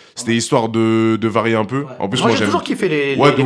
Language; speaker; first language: French; native; French